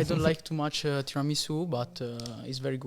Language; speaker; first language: English; non-native, learner; Italian